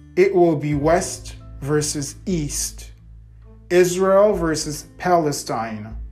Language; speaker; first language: English; native; English